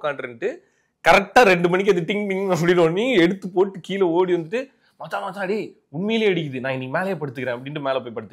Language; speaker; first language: Tamil; native; Tamil